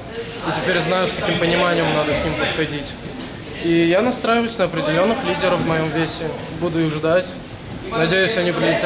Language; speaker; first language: Russian; native; Russian